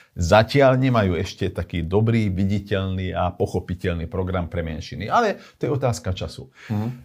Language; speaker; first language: Slovak; non-native, local second language; Hungarian